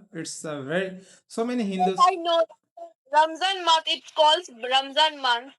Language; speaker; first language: English; non-native, learner; Bangla